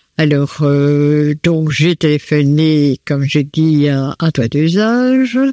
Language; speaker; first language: French; native; French